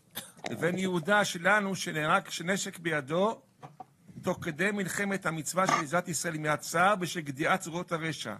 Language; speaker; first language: Hebrew; native; Hebrew